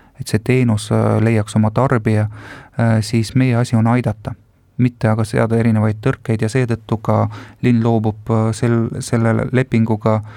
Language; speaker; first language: Estonian; non-native, local second language; Russian